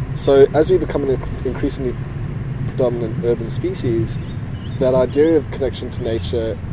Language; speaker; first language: English; native; English